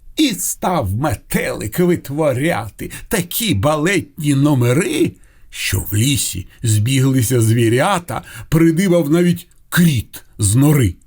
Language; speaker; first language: Ukrainian; non-native, local second language; Russian